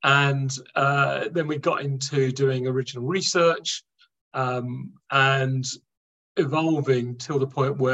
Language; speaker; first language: English; native; English